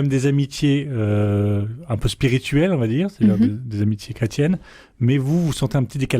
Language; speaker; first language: French; native; French